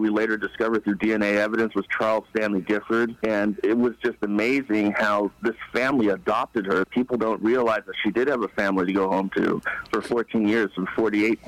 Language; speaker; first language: English; native; English